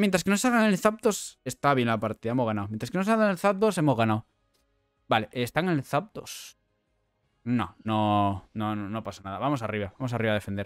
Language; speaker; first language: Spanish; native; Spanish